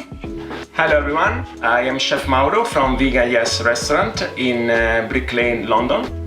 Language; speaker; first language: English; non-native, fluent; Italian